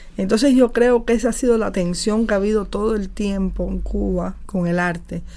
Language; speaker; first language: Spanish; native; Spanish